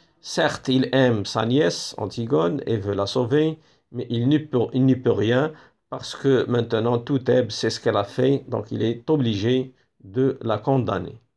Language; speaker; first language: French; non-native, local second language; Arabic